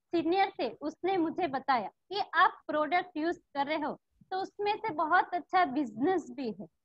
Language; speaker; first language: Hindi; non-native, local second language; Gujarati